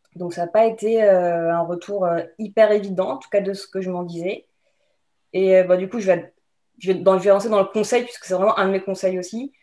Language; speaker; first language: French; native; French